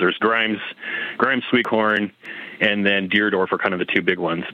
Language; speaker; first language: English; native; English